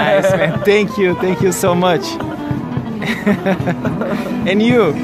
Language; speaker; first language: English; non-native, learner; Portuguese